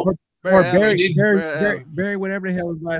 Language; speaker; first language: English; native; English